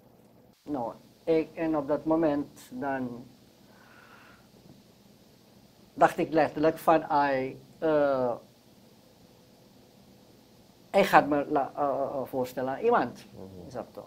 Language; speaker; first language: Dutch; non-native, local second language; Sranan Tongo